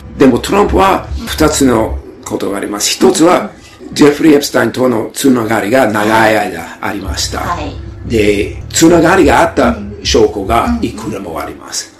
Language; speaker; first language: Japanese; non-native, fluent; Chinese